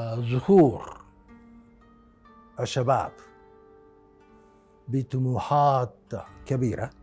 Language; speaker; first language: Arabic; non-native, fluent; Japanese